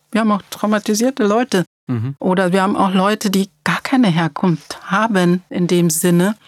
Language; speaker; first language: German; early bilingual, other home language; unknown